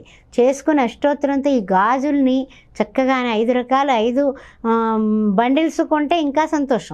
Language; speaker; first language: Telugu; native; Telugu